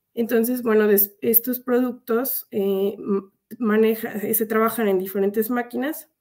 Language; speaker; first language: Spanish; native; Spanish